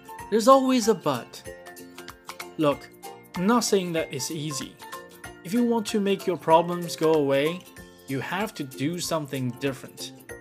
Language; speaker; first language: English; non-native, fluent; Chinese